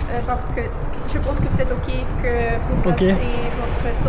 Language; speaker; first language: French; non-native, local second language; Dutch